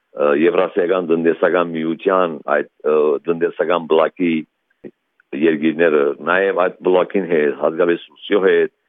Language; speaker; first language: Armenian; early bilingual, heritage; Armenian